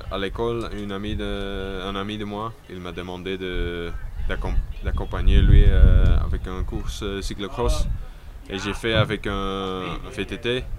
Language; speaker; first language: French; non-native, local second language; Dutch